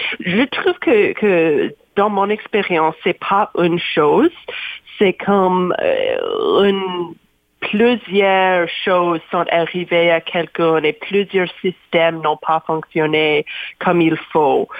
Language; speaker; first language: French; non-native, learner; English